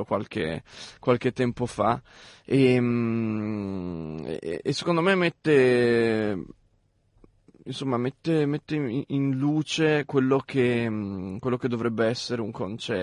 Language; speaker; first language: Italian; native; Italian